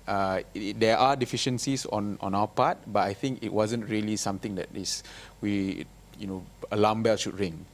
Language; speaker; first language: English; non-native, local second language; Malay